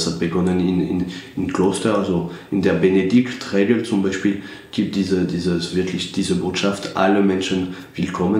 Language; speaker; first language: German; non-native, fluent; French